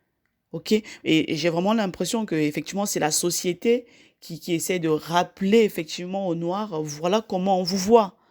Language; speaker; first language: French; native; French